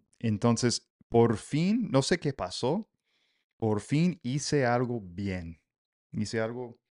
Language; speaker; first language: Spanish; non-native, fluent; English